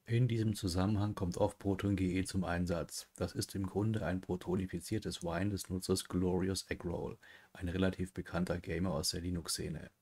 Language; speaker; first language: German; native; German